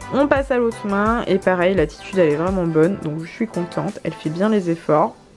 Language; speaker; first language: French; native; French